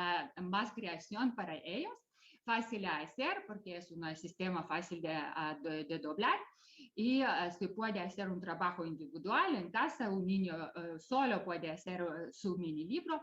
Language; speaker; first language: Spanish; non-native, fluent; Lithuanian